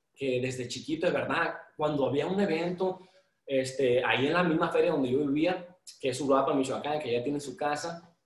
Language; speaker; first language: Spanish; native; Spanish